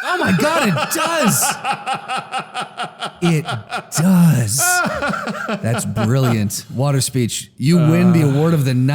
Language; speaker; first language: English; native; English